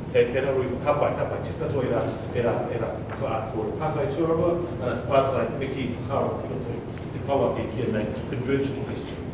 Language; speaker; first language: Māori; non-native, local second language; English